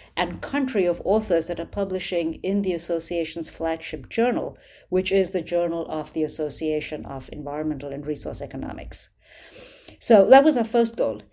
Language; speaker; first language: English; non-native, local second language; Hindi